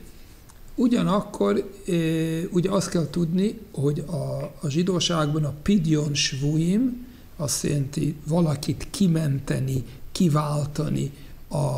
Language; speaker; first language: Hungarian; non-native, fluent; English